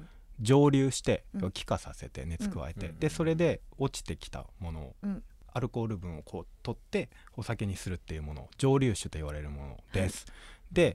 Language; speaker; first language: Japanese; native; Japanese